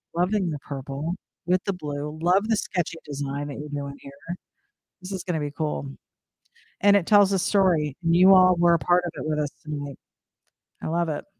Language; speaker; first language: English; native; English